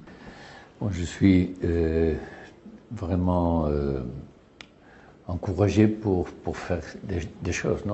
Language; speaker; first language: French; non-native, learner; Spanish